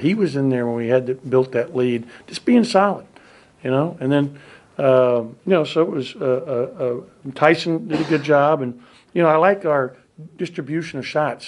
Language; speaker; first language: English; native; English